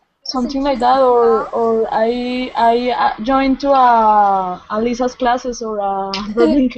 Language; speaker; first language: English; non-native, learner; Spanish